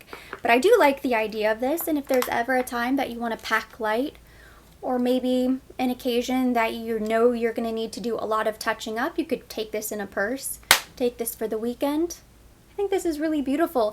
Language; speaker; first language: English; native; English